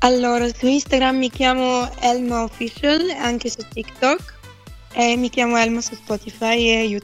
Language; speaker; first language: Italian; non-native, fluent; Bulgarian